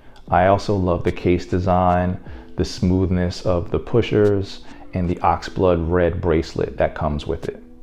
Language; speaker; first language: English; native; English